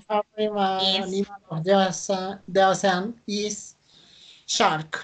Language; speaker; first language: English; non-native, learner; Spanish